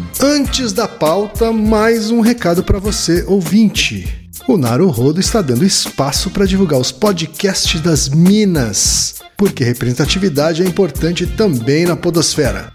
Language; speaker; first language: Portuguese; native; Portuguese